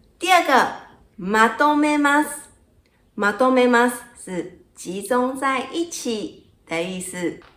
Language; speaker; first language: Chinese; non-native, fluent; Japanese